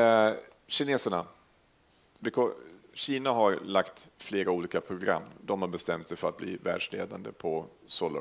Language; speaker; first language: Swedish; native; Swedish